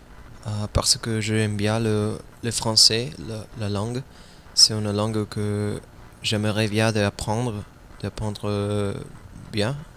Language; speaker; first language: French; non-native, learner; Spanish